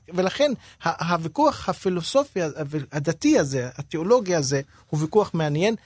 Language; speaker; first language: Hebrew; non-native, local second language; Arabic